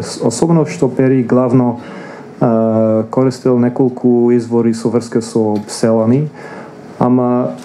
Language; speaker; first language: Macedonian; non-native, fluent; English